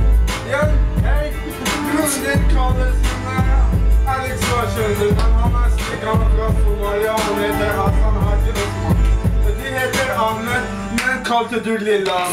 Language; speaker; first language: Norwegian; non-native, local second language; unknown